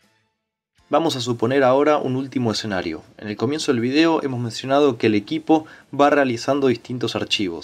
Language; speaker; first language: Spanish; native; Spanish